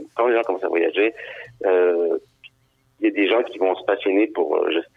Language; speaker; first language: French; native; French